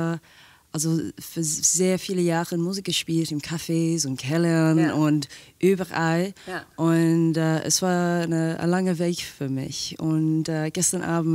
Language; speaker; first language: German; non-native, fluent; English